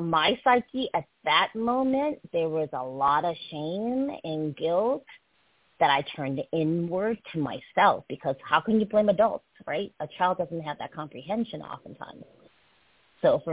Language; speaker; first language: English; early bilingual, other home language; Chinese